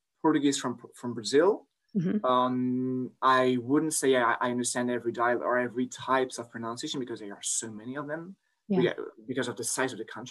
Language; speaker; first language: English; non-native, fluent; French